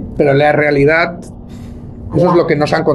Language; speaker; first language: Spanish; native; Spanish